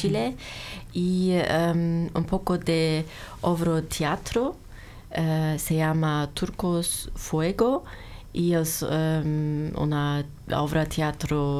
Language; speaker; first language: Spanish; non-native, learner; German